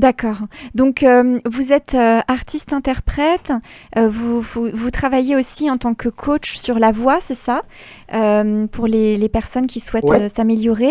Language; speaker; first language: French; native; French